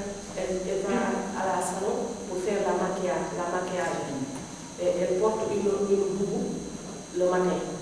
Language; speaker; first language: French; non-native, learner; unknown